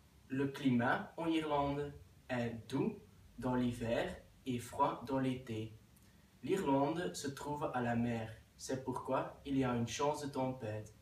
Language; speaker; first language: French; non-native, learner; Dutch